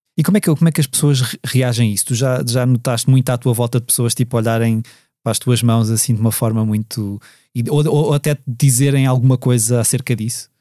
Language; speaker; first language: Portuguese; native; Portuguese